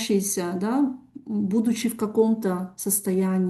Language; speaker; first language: Russian; native; Russian